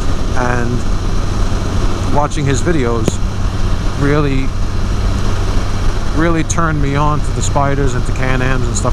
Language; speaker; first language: English; native; English